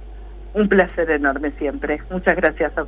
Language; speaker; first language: Spanish; native; Spanish